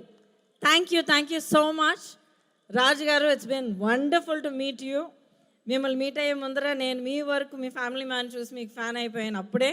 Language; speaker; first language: Telugu; native; Telugu